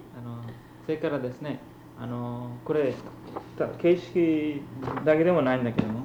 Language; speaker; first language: Japanese; early bilingual, heritage; Japanese